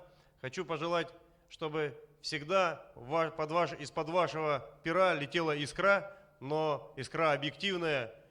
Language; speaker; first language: Russian; native; Russian